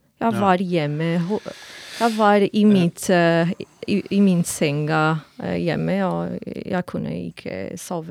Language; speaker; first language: Norwegian; non-native, fluent; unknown